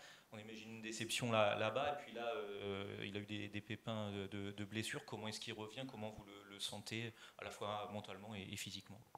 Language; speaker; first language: French; native; French